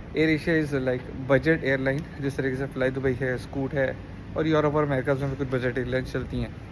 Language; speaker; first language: Hindi; native; Hindi